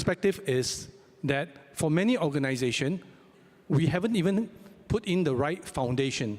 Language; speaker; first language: English; native; English